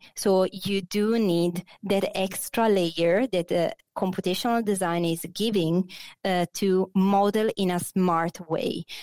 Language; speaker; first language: English; non-native, fluent; Italian